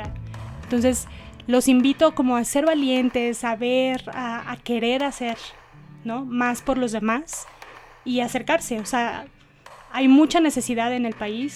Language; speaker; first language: Spanish; native; Spanish